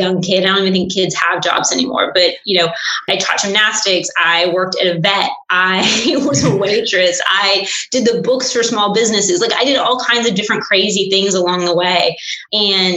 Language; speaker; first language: English; native; English